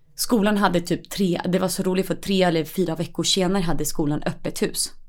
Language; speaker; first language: Swedish; early bilingual, other home language; Spanish